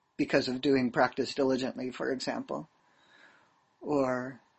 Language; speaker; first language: English; native; English